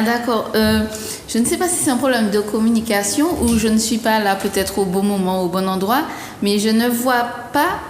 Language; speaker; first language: French; native; French